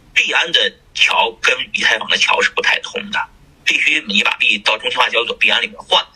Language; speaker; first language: Chinese; native; Chinese